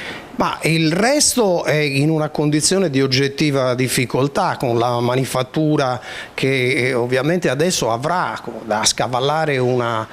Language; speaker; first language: Italian; native; Italian